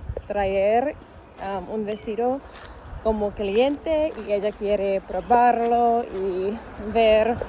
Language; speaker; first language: Spanish; non-native, learner; English